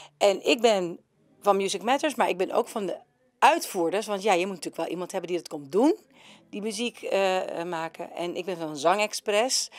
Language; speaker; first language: Dutch; native; Dutch